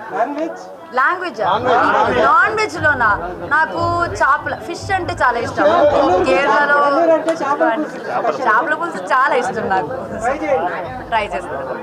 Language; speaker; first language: Telugu; non-native, local second language; Malayalam